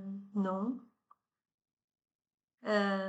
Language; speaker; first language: French; non-native, learner; Chinese